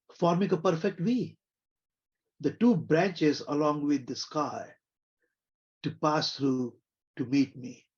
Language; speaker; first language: English; non-native, local second language; Marathi